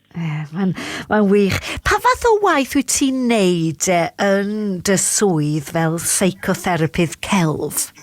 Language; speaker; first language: Welsh; native; Welsh